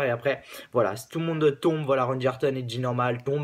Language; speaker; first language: French; native; French